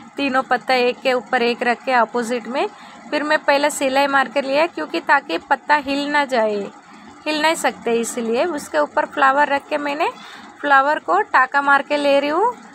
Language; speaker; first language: Hindi; non-native, local second language; Telugu